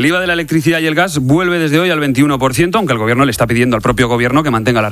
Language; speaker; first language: Spanish; native; Spanish